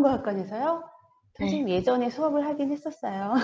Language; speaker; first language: Korean; native; Korean